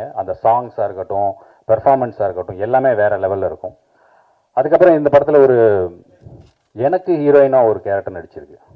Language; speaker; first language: Tamil; native; Tamil